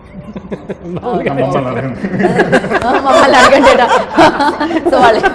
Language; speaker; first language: Telugu; native; Telugu